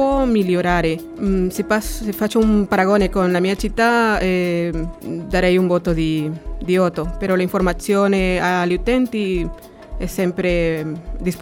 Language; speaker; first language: Italian; non-native, fluent; Spanish